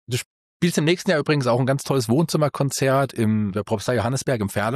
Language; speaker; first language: German; native; German